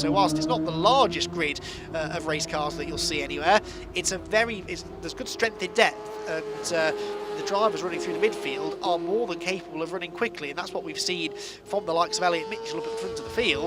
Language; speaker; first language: English; native; English